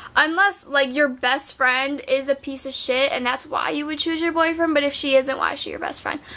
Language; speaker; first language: English; native; English